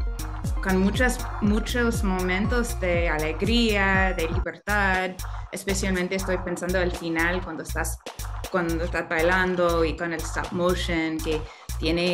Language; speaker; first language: Spanish; non-native, fluent; English